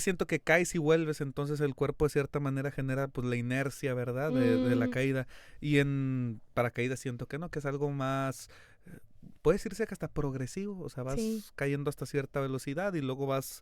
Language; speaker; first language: Spanish; native; Spanish